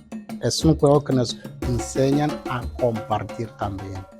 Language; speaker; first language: Spanish; non-native, learner; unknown